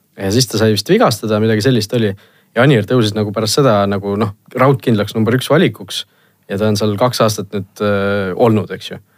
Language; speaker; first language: Estonian; native; Estonian